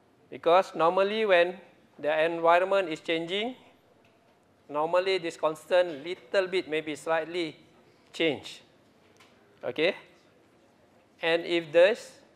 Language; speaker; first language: English; non-native, local second language; Malay